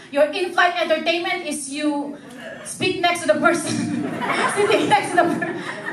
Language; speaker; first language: English; non-native, local second language; Filipino